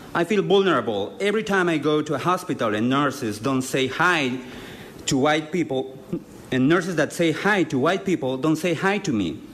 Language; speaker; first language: English; non-native, fluent; Spanish